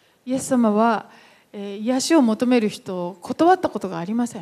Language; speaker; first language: Japanese; native; Japanese